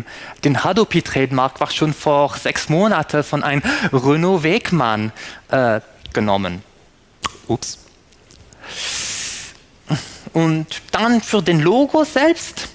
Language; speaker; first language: German; non-native, fluent; French